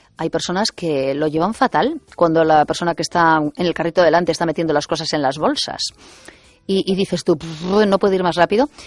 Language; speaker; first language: Spanish; native; Spanish